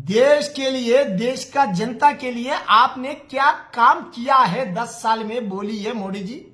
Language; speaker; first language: Hindi; non-native, local second language; Telugu